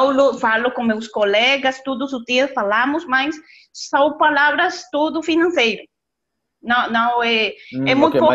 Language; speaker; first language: Portuguese; non-native, learner; Spanish